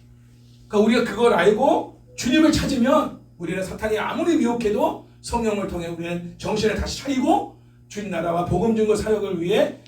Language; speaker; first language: Korean; native; Korean